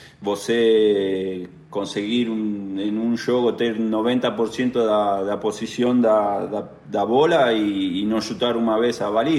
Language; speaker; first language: Portuguese; non-native, learner; Spanish